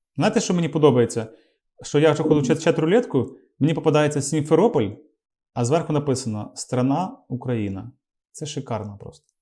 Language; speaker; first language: Ukrainian; native; Ukrainian